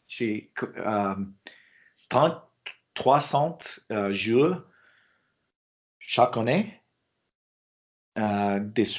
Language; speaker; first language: French; non-native, learner; English